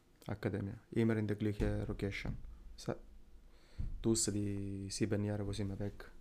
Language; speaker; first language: German; non-native, learner; Italian